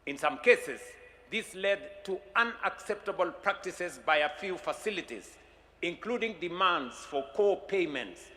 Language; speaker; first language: English; non-native, local second language; Kalenjin